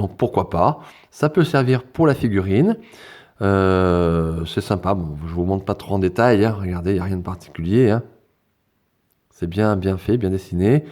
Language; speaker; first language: French; native; French